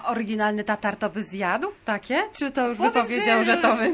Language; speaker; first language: Polish; native; Polish